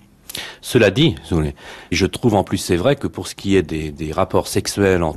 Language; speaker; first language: French; native; French